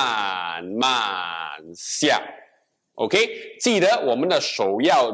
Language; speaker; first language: Chinese; native; Chinese